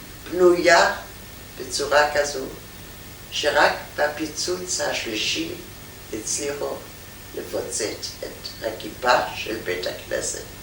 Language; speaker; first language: Hebrew; non-native, fluent; German